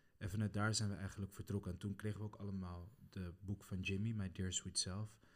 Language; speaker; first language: Dutch; early bilingual, other home language; Kabuverdianu